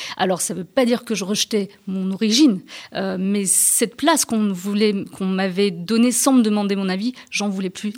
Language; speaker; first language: French; early bilingual, other home language; Turkish